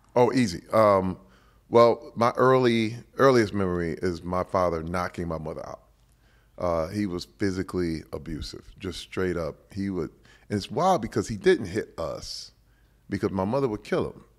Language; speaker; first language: English; native; English